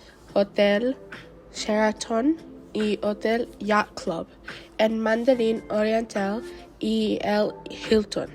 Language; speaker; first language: Spanish; non-native, learner; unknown